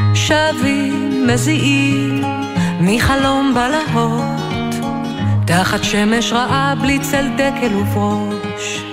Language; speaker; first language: Hebrew; non-native, fluent; Lithuanian